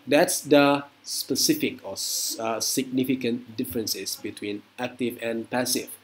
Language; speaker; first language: English; non-native, fluent; Indonesian